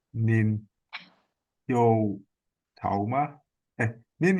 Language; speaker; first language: Chinese; non-native, learner; Indonesian